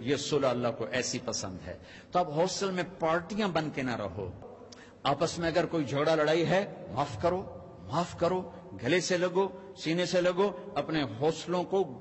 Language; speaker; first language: Urdu; non-native, local second language; Punjabi